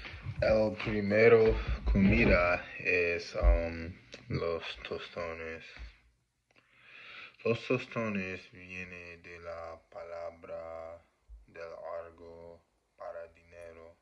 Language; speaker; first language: Spanish; non-native, learner; English